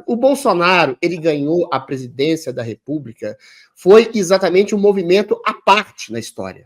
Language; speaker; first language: Portuguese; native; Portuguese